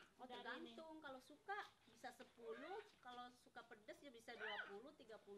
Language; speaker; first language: Indonesian; native; Indonesian